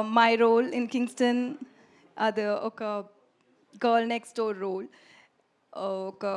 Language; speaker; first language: Telugu; non-native, local second language; Tamil